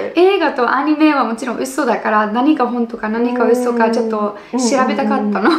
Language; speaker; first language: Japanese; non-native, fluent; English